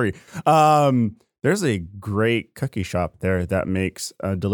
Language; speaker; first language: English; native; English